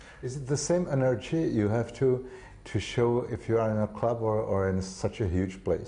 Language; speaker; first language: English; non-native, fluent; Czech